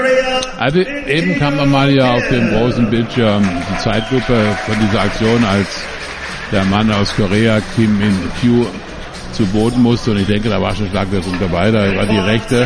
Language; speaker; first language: German; native; German